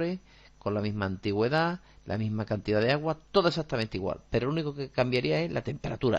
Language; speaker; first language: Spanish; native; Spanish